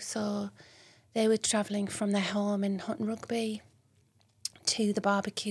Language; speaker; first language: English; native; English